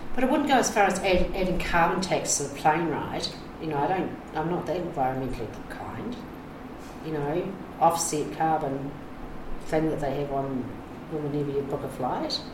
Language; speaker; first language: English; native; English